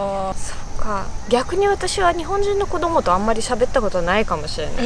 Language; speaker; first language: Japanese; non-native, fluent; Russian